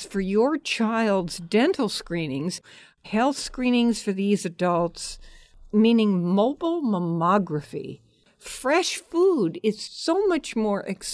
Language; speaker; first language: English; native; English